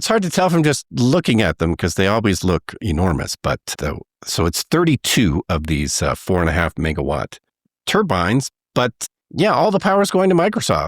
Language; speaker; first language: English; native; English